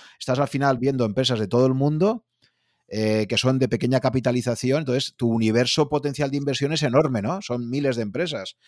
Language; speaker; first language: Spanish; native; Spanish